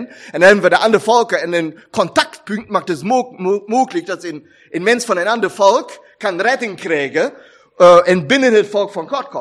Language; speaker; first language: Dutch; non-native, fluent; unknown